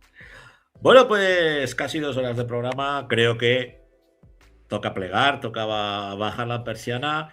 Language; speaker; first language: Spanish; native; Spanish